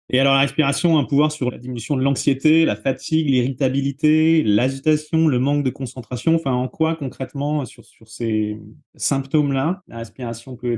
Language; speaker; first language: French; native; French